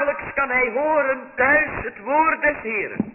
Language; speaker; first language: Dutch; native; Dutch